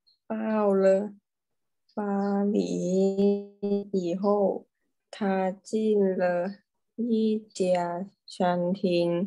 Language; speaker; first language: Chinese; non-native, learner; Thai